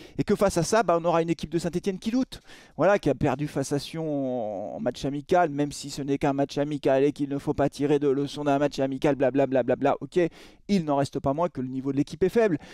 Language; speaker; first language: French; native; French